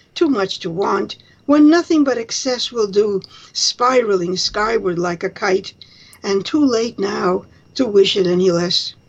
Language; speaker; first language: English; early bilingual, other home language; Spanish